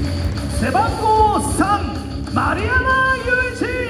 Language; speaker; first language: Japanese; native; Japanese